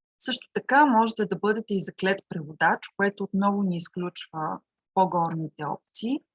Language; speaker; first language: Bulgarian; native; Bulgarian